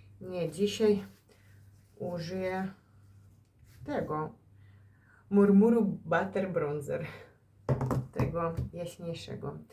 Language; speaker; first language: Polish; non-native, fluent; Ukrainian